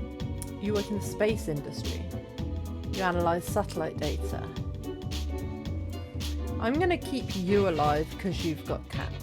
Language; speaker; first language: English; native; English